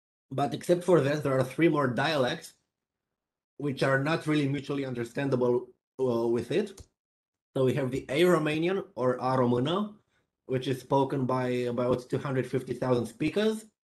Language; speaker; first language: English; non-native, fluent; Romanian